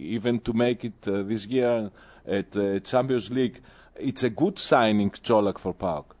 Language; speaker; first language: English; non-native, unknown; Greek